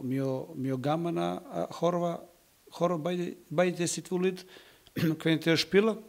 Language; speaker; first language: Icelandic; non-native, learner; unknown